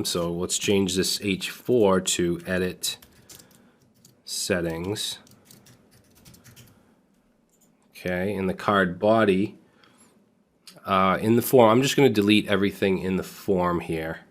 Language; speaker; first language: English; native; English